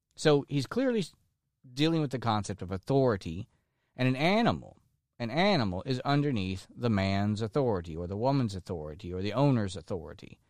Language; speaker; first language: English; native; English